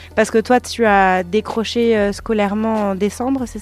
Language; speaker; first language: French; native; French